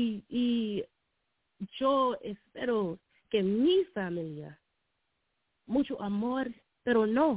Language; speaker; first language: Spanish; non-native, learner; English